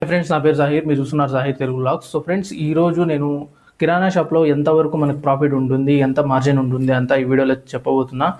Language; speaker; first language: Telugu; non-native, local second language; Urdu